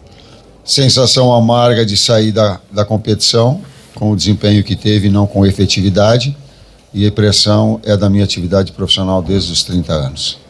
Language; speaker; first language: Portuguese; native; Portuguese